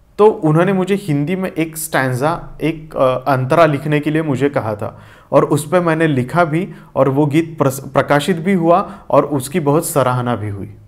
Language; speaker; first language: Hindi; non-native, local second language; Marathi